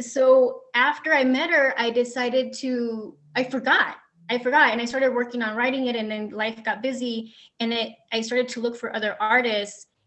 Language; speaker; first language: English; early bilingual, other home language; Spanish